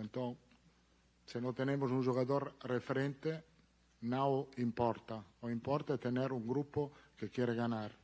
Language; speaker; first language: Portuguese; non-native, learner; Italian